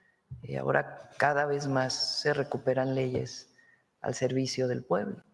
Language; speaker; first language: Spanish; native; Spanish